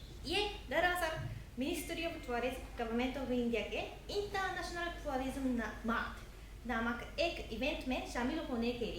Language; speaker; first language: Hindi; non-native, fluent; Japanese